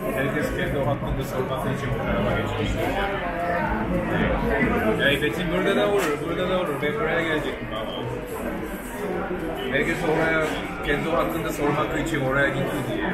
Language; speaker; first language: Turkish; non-native, fluent; Japanese